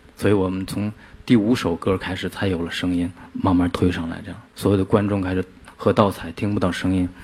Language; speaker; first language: Chinese; native; Chinese